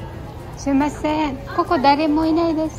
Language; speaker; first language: Japanese; non-native, fluent; Filipino